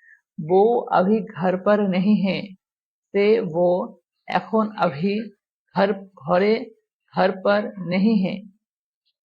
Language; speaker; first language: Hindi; non-native, fluent; Bangla